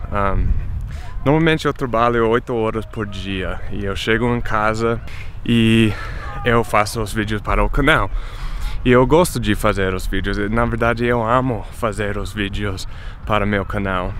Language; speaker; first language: Portuguese; non-native, fluent; English